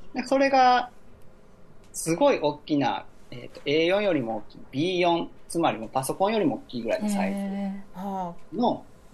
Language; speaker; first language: Japanese; native; Japanese